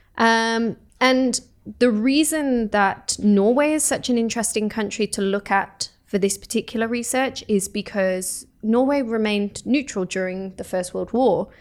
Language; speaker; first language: English; native; English